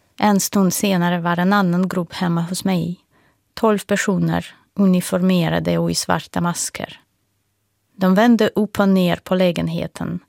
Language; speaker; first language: Swedish; non-native, fluent; Russian